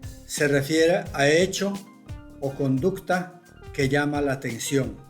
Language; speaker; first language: Spanish; non-native, local second language; Quechua